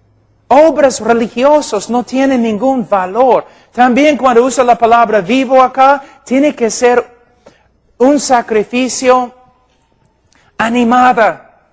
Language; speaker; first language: Spanish; non-native, fluent; English